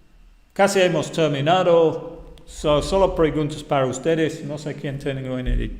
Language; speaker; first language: Spanish; non-native, fluent; English